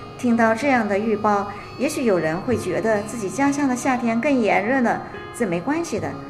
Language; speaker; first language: Chinese; native; Chinese